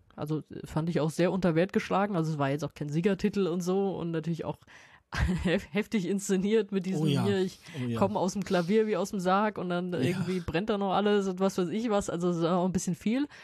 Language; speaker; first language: German; native; German